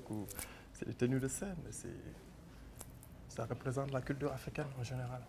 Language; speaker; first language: French; non-native, local second language; Wolof